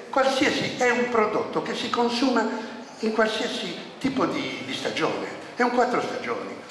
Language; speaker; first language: Italian; native; Italian